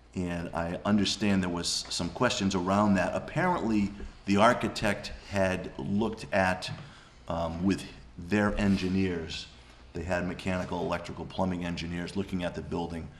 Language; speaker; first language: English; native; English